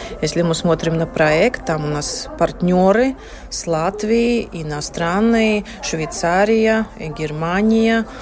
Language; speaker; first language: Russian; non-native, local second language; Latvian